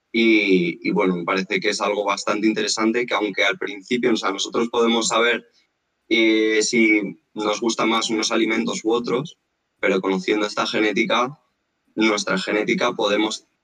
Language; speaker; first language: Spanish; native; Spanish